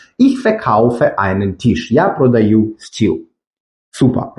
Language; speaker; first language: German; non-native, fluent; Ukrainian